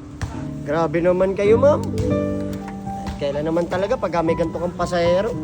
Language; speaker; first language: Filipino; native; Filipino